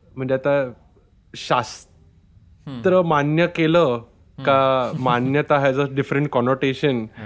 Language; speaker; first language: English; non-native, local second language; Marathi